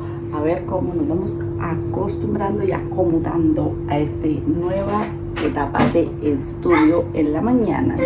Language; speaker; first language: Spanish; native; Spanish